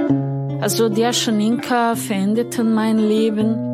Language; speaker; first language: German; non-native, fluent; Portuguese